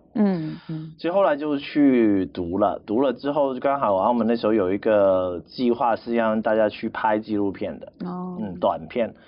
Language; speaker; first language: Chinese; non-native, local second language; Cantonese